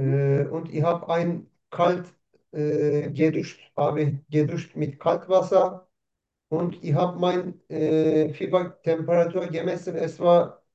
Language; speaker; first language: German; non-native, learner; Turkish